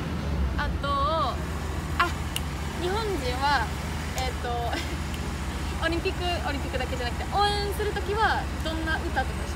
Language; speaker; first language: Japanese; non-native, learner; Polish